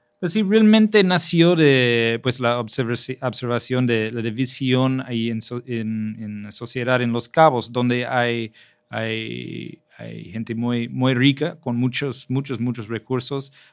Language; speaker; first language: Spanish; non-native, fluent; English